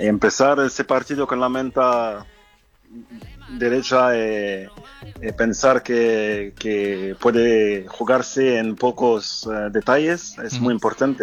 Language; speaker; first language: Spanish; non-native, fluent; French